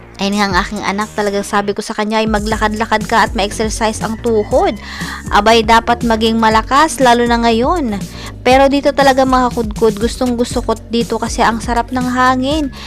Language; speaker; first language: Filipino; non-native, local second language; Bikol